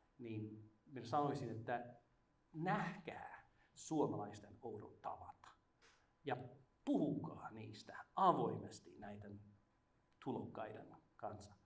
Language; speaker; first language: Finnish; non-native, fluent; English